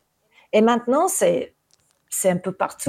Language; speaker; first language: French; early bilingual, heritage; English